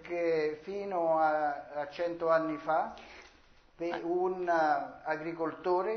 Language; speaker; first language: Spanish; non-native, learner; Italian